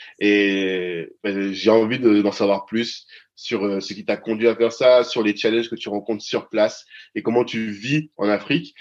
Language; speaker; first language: French; early bilingual, other home language; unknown